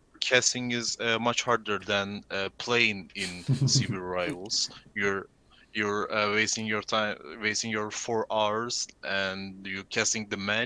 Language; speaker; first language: English; non-native, learner; Turkish